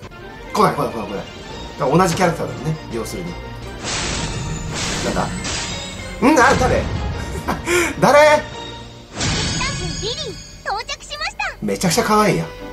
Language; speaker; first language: Japanese; native; Japanese